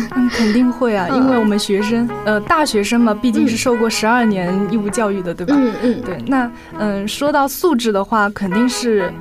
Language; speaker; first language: Chinese; native; Chinese